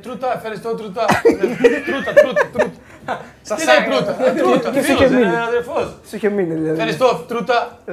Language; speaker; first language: Greek; non-native, fluent; Portuguese